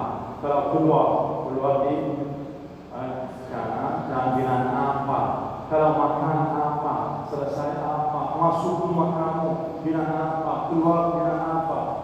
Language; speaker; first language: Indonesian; non-native, learner; Arabic